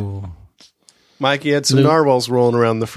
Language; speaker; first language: English; native; English